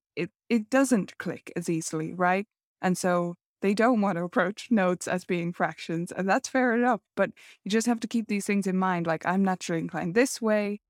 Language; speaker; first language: English; native; English